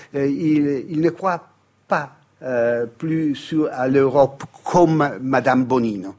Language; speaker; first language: French; non-native, fluent; Italian